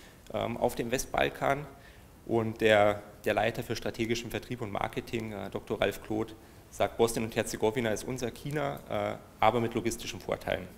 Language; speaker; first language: German; native; German